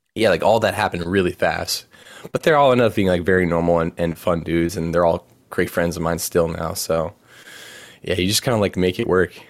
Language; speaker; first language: English; native; English